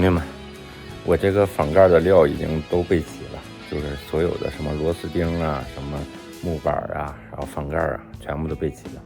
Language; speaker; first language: Chinese; native; Chinese